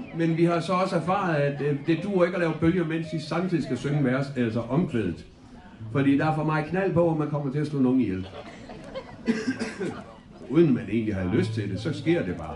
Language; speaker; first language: Danish; native; Danish